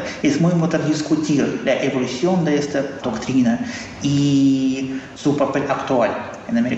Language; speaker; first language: Spanish; non-native, fluent; Russian